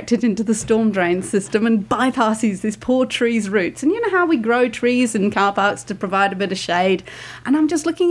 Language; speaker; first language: English; native; English